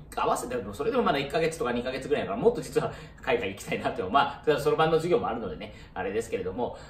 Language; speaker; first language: Japanese; early bilingual, other home language; Chinese